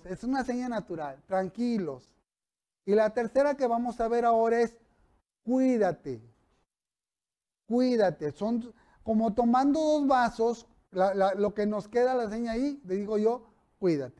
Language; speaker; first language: Spanish; native; Spanish